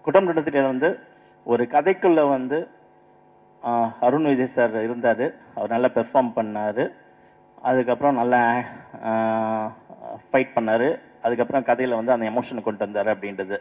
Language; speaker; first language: Tamil; native; Tamil